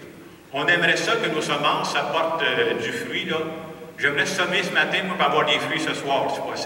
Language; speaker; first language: French; native; French